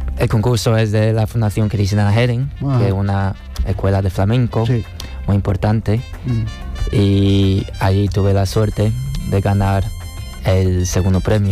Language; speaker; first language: Spanish; non-native, fluent; Chinese